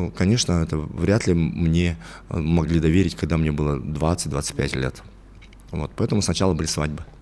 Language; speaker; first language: Russian; non-native, local second language; Yakut